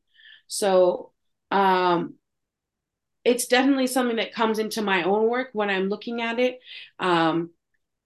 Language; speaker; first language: English; native; English